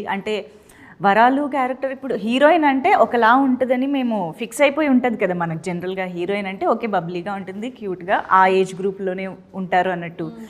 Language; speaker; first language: Telugu; native; Telugu